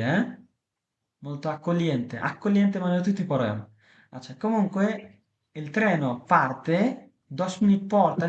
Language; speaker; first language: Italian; non-native, learner; Bangla